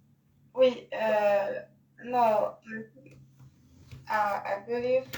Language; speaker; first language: English; non-native, learner; French